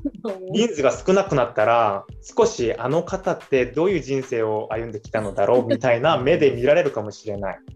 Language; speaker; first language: Japanese; non-native, fluent; Korean